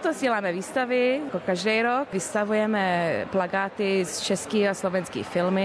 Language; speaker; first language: Czech; early bilingual, heritage; English